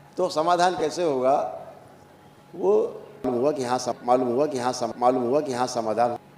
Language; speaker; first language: Hindi; native; Hindi